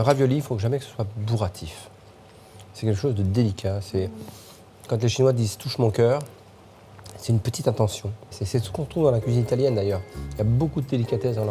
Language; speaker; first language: French; native; French